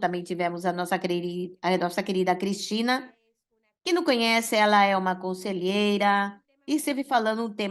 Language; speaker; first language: Portuguese; non-native, fluent; Spanish